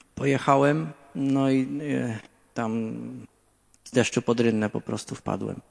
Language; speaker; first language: Polish; native; Polish